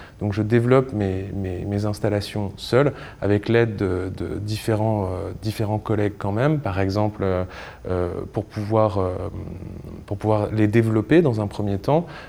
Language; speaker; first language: French; native; French